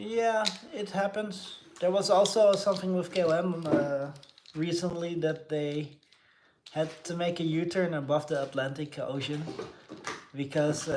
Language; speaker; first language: English; non-native, fluent; Dutch